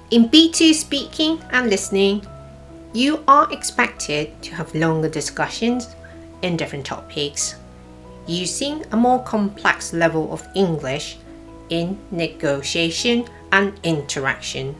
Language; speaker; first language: English; non-native, fluent; Cantonese